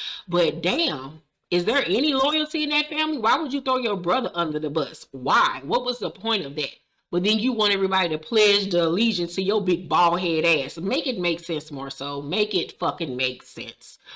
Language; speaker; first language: English; native; English